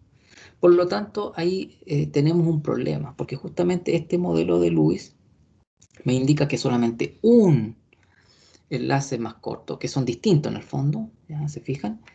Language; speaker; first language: Spanish; native; Spanish